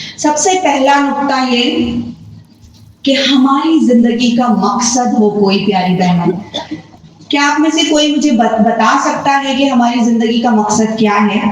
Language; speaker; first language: Urdu; native; Urdu